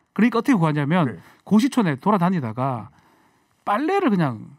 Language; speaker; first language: Korean; native; Korean